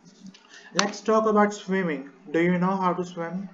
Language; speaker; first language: English; non-native, local second language; Hindi